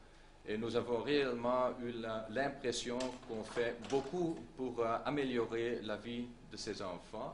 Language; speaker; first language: French; non-native, local second language; Dutch